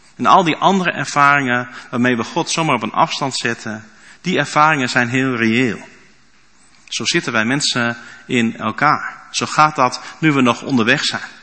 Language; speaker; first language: Dutch; native; Dutch